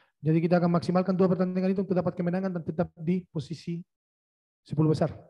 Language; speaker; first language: Indonesian; non-native, fluent; Spanish